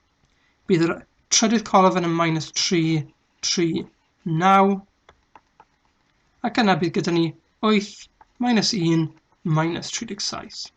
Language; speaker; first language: Welsh; native; Welsh